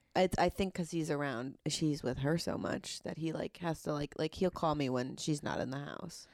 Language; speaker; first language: English; native; English